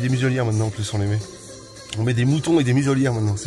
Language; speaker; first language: French; native; French